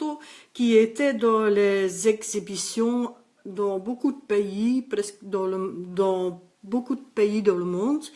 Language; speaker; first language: French; non-native, local second language; Dutch